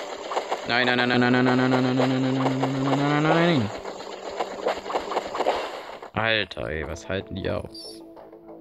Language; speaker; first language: German; native; German